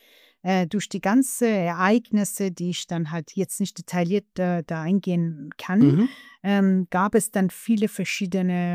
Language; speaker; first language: German; non-native, fluent; Persian